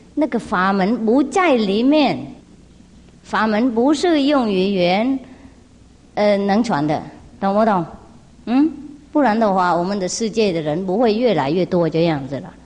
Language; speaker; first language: Chinese; non-native, fluent; Vietnamese